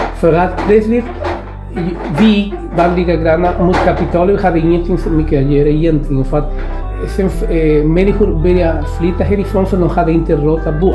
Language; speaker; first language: Swedish; non-native, fluent; Spanish